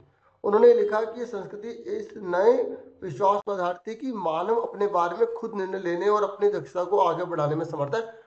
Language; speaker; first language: Hindi; native; Hindi